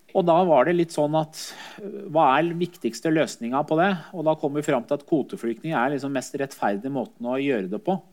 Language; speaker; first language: Norwegian; early bilingual, other home language; Persian